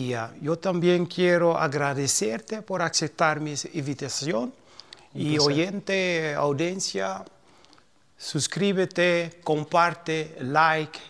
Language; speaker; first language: Spanish; non-native, fluent; Papiamento